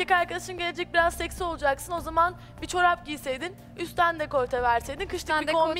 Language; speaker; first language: Turkish; native; Turkish